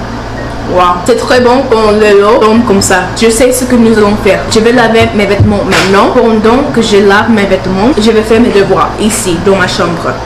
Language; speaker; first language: French; non-native, learner; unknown